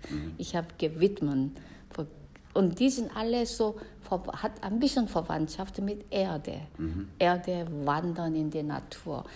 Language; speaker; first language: German; non-native, fluent; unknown